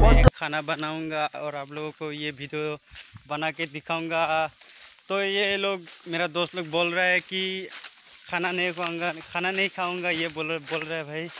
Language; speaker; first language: Hindi; non-native, local second language; Assamese